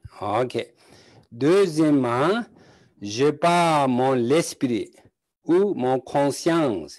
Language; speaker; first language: French; non-native, learner; Tibetan